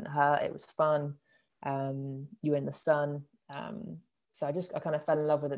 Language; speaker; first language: English; native; English